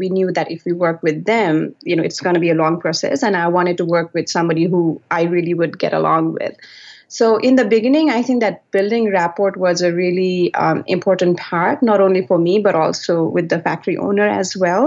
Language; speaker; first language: English; non-native, local second language; Nepali